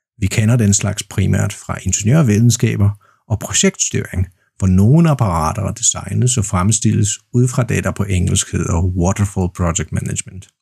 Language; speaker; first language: Danish; non-native, fluent; Polish